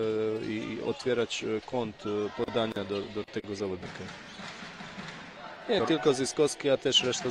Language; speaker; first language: Polish; non-native, fluent; Bosnian